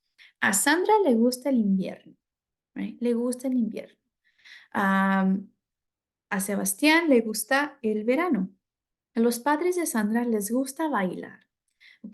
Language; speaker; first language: Spanish; non-native, fluent; English